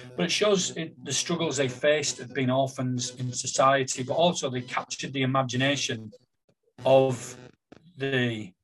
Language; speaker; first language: English; native; English